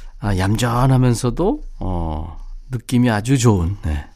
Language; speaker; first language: Korean; native; Korean